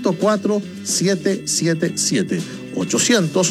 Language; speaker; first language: Spanish; native; Spanish